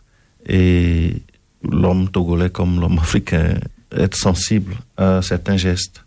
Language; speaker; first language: French; non-native, local second language; Ewe